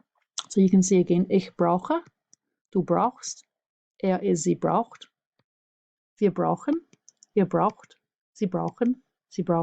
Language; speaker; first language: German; non-native, fluent; English